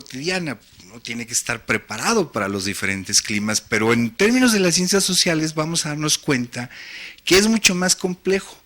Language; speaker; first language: Spanish; native; Spanish